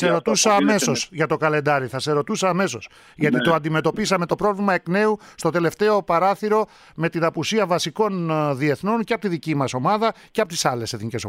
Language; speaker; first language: Greek; native; Greek